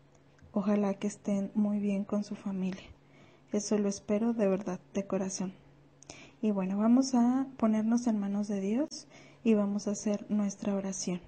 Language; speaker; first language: Spanish; native; Spanish